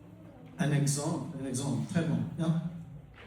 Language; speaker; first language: French; non-native, local second language; Arabic